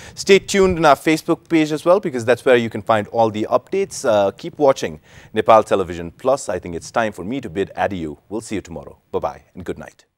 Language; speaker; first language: English; non-native, local second language; Nepali